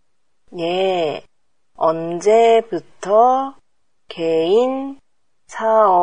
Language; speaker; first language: Korean; non-native, learner; Japanese